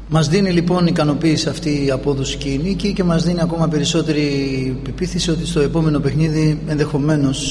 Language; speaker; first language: Greek; native; Greek